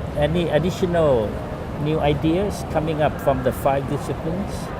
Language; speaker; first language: English; non-native, fluent; Thai